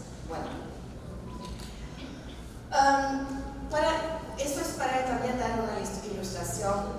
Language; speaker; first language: Spanish; non-native, fluent; Norwegian